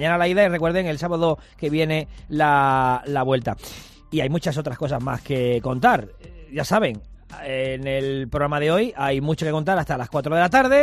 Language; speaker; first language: Spanish; native; Spanish